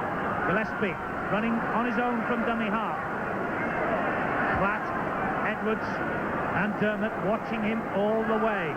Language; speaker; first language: English; native; English